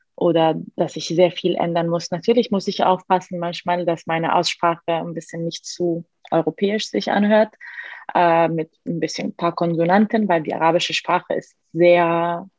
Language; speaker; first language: German; non-native, fluent; Arabic